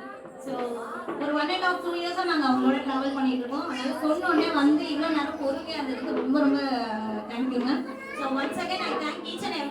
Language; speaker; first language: Tamil; native; Tamil